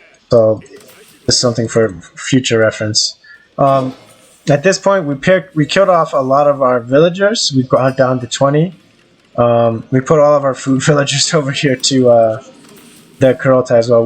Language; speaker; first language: English; native; English